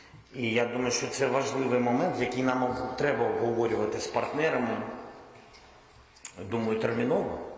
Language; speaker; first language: Ukrainian; non-native, local second language; Russian